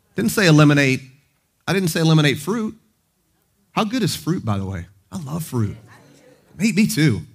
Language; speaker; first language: English; native; English